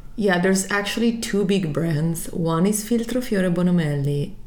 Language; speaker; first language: English; non-native, fluent; Italian